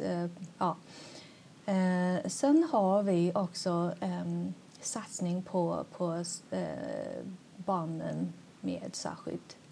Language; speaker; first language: Swedish; non-native, fluent; Chinese